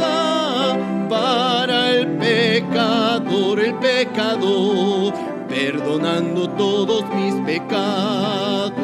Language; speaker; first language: Spanish; native; Spanish